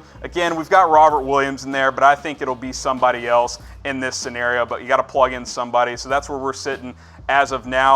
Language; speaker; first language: English; native; English